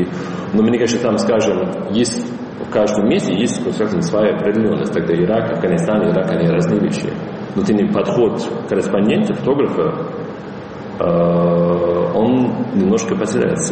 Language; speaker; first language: Russian; non-native, fluent; English